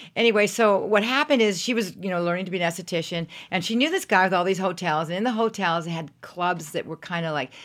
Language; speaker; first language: English; native; English